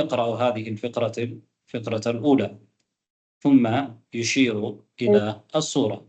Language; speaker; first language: Arabic; non-native, fluent; Tamil